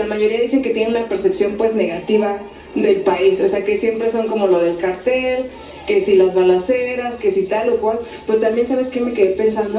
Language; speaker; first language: Spanish; native; Spanish